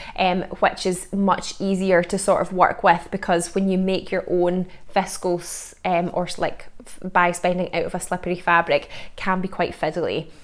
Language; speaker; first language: English; native; English